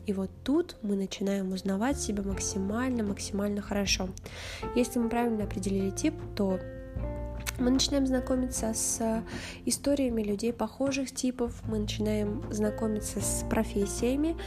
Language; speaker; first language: Russian; native; Russian